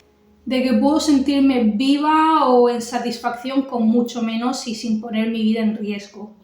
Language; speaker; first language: Spanish; native; Spanish